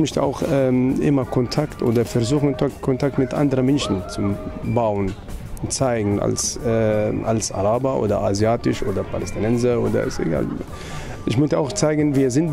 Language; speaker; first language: German; non-native, learner; Arabic